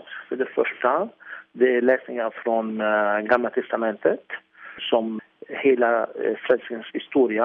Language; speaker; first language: Swedish; non-native, fluent; Arabic